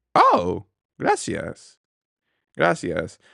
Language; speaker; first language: Spanish; non-native, learner; English